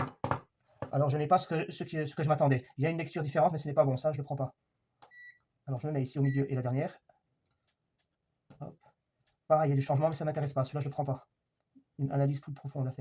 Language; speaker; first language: French; native; French